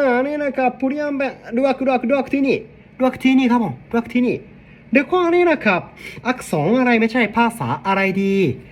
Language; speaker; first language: Thai; non-native, learner; Japanese